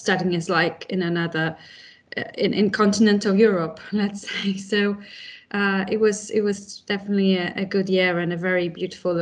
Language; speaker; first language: English; non-native, fluent; Polish